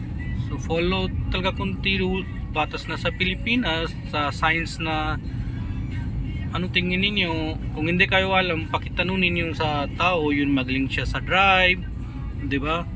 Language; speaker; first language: Filipino; non-native, learner; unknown